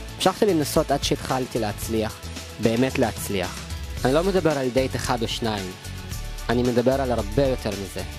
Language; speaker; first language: Hebrew; early bilingual, other home language; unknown